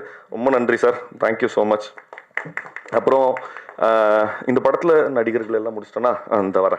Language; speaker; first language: Tamil; native; Tamil